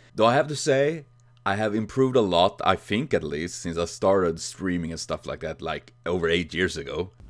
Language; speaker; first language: English; non-native, fluent; Swedish